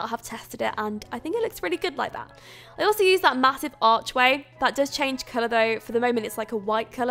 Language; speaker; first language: English; native; English